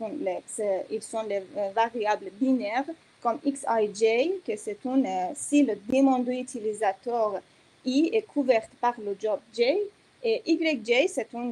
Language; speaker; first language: French; non-native, fluent; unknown